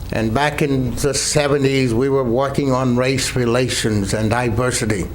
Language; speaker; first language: English; native; English